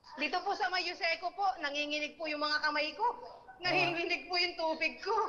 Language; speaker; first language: Filipino; native; Filipino